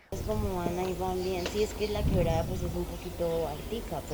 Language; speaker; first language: Spanish; native; Spanish